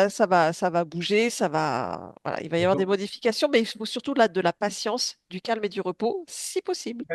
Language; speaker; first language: French; native; French